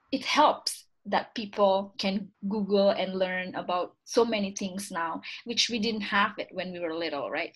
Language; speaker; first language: English; non-native, fluent; Indonesian